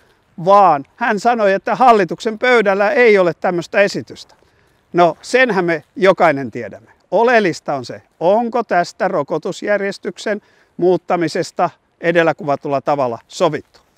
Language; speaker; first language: Finnish; native; Finnish